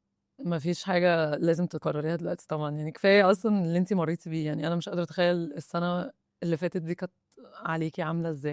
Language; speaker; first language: Arabic; native; Arabic